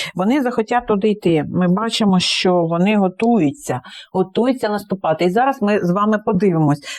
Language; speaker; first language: Ukrainian; native; Ukrainian